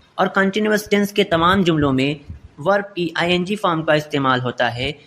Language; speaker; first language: Urdu; native; Urdu